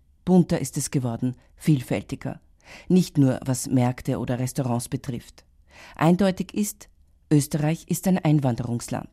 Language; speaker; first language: German; native; German